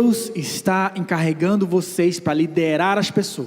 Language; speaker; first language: Portuguese; native; Portuguese